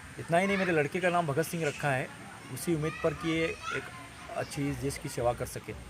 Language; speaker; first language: Hindi; non-native, local second language; Marathi